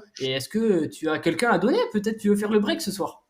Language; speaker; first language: French; native; French